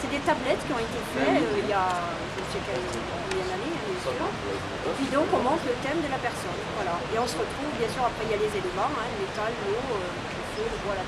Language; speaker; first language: French; native; French